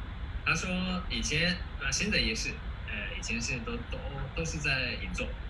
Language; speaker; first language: Chinese; non-native, fluent; Japanese